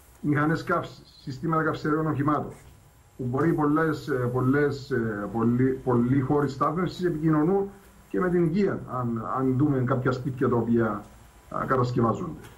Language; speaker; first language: Greek; native; Greek